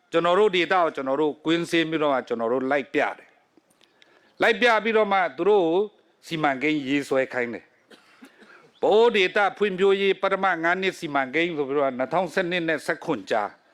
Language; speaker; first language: Burmese; non-native, local second language; Pa'o Karen